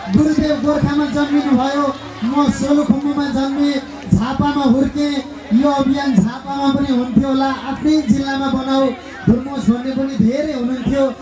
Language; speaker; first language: Nepali; native; Nepali